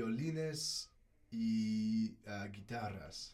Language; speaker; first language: Spanish; non-native, learner; English